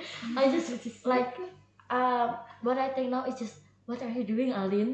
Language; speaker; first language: English; non-native, learner; Indonesian